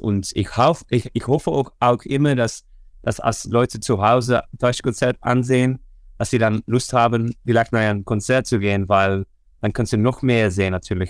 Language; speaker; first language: German; non-native, learner; Dutch